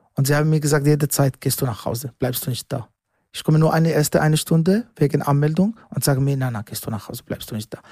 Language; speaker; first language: German; non-native, learner; Arabic